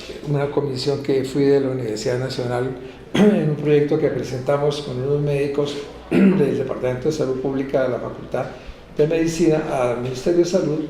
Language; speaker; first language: Spanish; native; Spanish